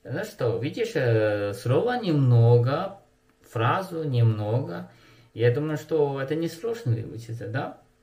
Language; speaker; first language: Russian; non-native, learner; Chinese